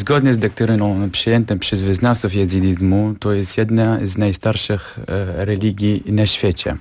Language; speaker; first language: Polish; non-native, fluent; Kurdish